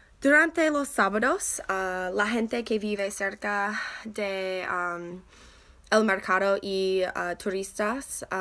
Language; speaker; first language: Spanish; non-native, learner; English